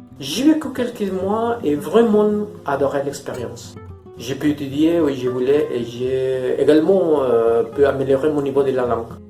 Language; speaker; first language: French; non-native, fluent; Spanish